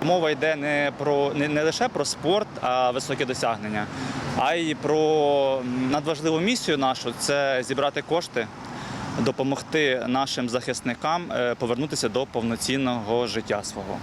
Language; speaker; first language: Ukrainian; native; Ukrainian